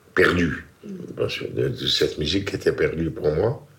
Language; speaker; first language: French; native; French